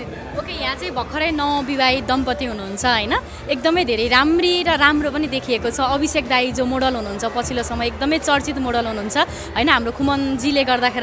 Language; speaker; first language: Nepali; native; Nepali